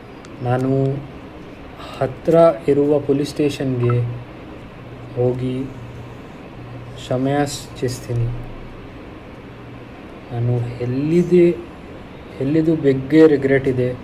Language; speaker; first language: Kannada; non-native, local second language; Hindi